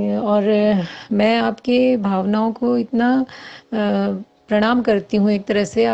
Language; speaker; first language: Hindi; native; Hindi